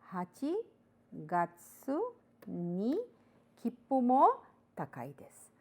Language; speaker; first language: Japanese; non-native, fluent; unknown